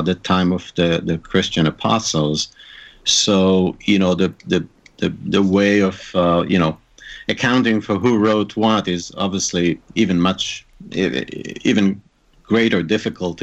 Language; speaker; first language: English; non-native, fluent; Hebrew